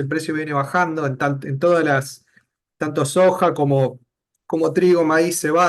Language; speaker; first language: Spanish; native; Spanish